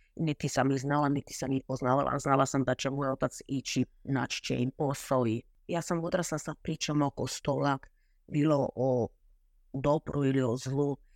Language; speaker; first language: Croatian; early bilingual, heritage; Croatian